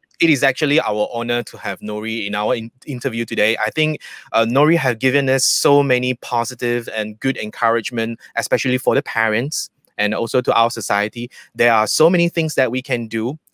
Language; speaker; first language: English; non-native, local second language; Chinese